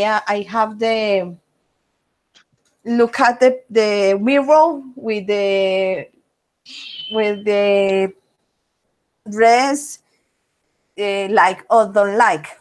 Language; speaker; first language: English; non-native, learner; Spanish